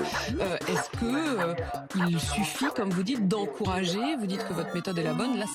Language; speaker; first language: French; native; French